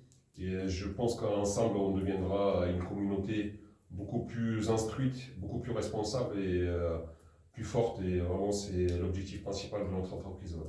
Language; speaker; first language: French; native; French